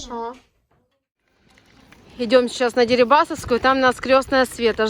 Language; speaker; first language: Russian; native; Russian